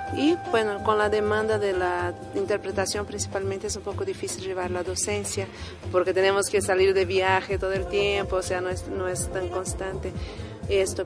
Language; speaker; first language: Spanish; non-native, fluent; Portuguese